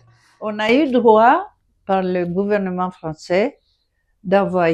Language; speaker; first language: French; non-native, fluent; Greek